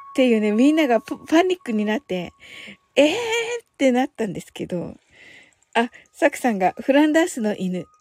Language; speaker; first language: Japanese; native; Japanese